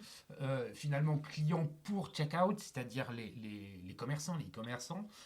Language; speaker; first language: French; native; French